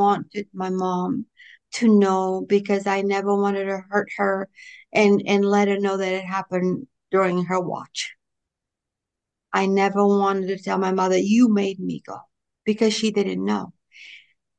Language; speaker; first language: English; non-native, fluent; Portuguese